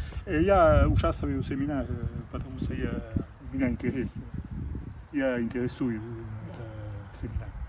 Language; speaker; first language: Russian; non-native, learner; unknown